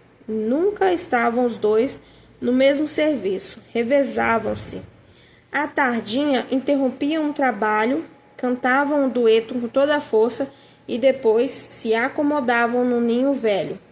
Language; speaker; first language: Portuguese; native; Portuguese